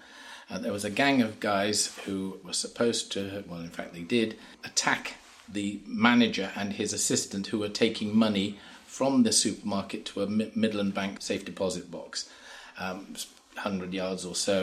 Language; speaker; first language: English; native; English